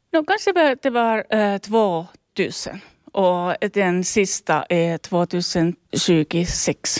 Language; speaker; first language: Swedish; non-native, local second language; Finnish